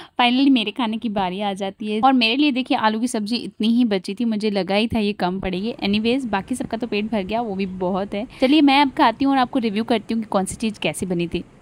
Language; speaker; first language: Hindi; native; Hindi